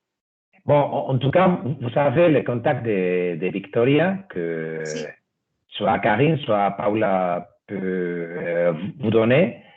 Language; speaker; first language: French; non-native, fluent; Spanish